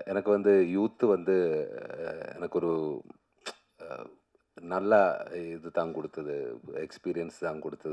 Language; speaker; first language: Tamil; non-native, learner; Malayalam